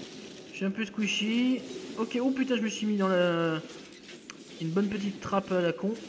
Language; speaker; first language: French; native; French